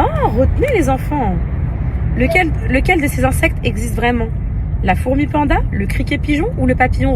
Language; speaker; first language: French; native; French